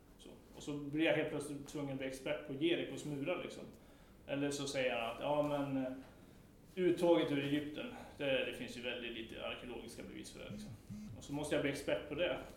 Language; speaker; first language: Swedish; native; Swedish